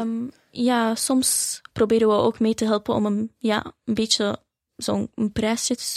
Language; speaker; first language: Dutch; early bilingual, other home language; Arabic